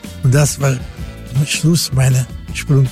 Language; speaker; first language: German; non-native, learner; Slovenian